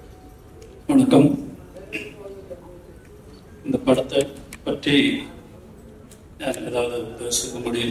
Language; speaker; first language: Tamil; non-native, learner; Malayalam